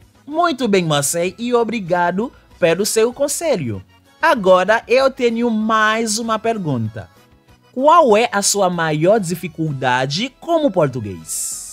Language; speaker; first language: Portuguese; non-native, local second language; Haitian Creole